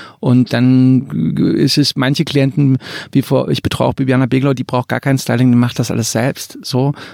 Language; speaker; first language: German; early bilingual, other home language; Croatian